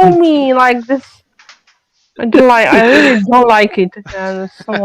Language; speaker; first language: English; non-native, learner; French